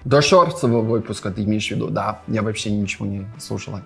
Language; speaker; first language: Russian; native; Russian